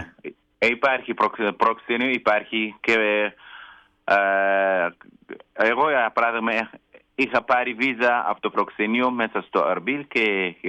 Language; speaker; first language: Greek; non-native, learner; Kurdish